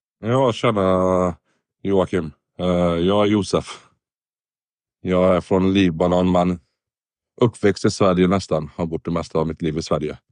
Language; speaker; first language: Swedish; early bilingual, other home language; Arabic